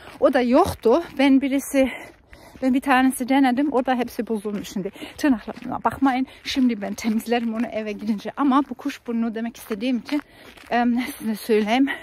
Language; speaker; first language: Turkish; non-native, fluent; German